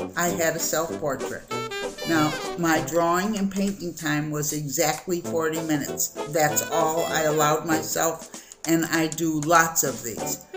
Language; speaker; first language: English; native; English